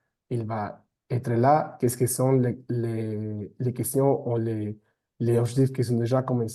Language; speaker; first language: French; non-native, fluent; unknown